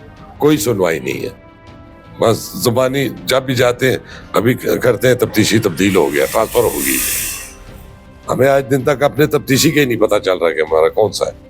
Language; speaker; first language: Urdu; non-native, local second language; Pashto